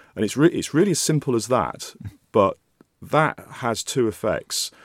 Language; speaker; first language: English; native; English